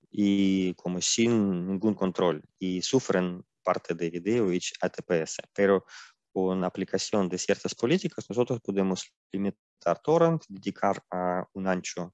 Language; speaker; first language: Spanish; non-native, fluent; Russian